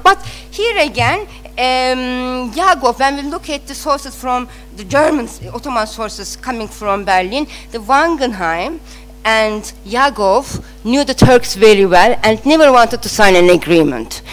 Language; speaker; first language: English; non-native, fluent; Turkish